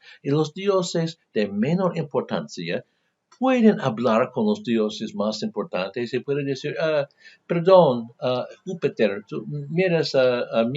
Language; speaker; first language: Spanish; non-native, fluent; English